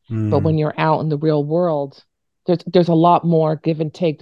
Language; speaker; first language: English; native; English